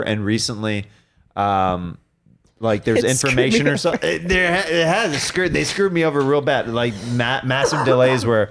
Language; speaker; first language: English; native; English